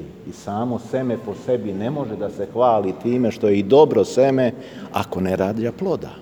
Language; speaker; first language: Serbian; native; Serbian